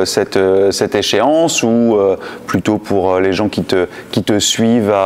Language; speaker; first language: French; native; French